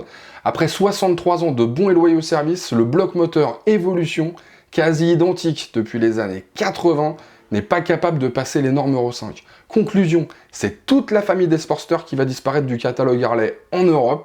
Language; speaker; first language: French; native; French